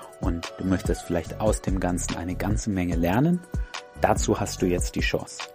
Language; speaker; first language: German; native; German